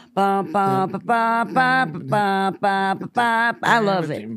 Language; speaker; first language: English; native; English